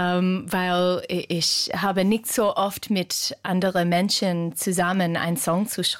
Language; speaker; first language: German; non-native, learner; English